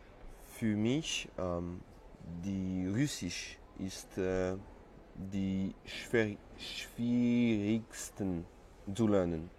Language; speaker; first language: German; non-native, learner; French